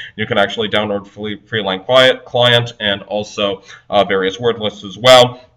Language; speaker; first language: English; native; English